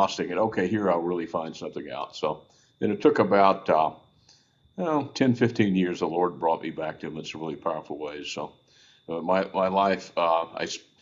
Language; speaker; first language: English; native; English